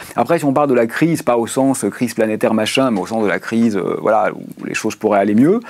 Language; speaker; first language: French; native; French